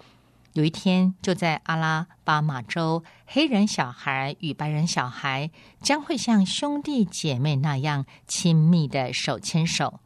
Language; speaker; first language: Chinese; native; Chinese